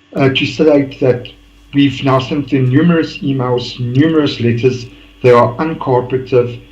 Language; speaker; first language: English; non-native, local second language; Afrikaans